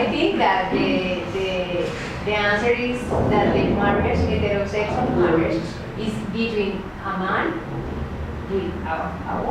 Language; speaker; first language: English; non-native, learner; Spanish